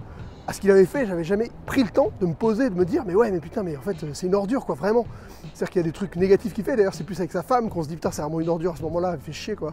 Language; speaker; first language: French; native; French